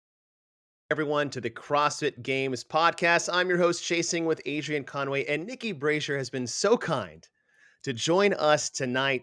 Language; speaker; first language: English; native; English